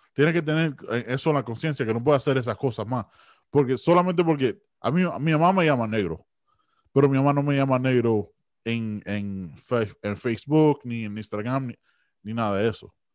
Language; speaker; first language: Spanish; early bilingual, heritage; Spanish